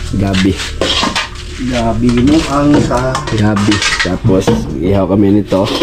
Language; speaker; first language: Filipino; non-native, local second language; Cebuano